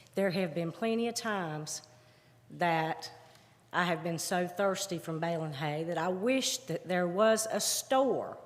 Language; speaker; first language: English; native; English